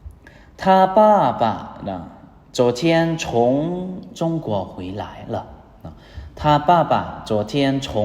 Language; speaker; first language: Chinese; non-native, fluent; Lao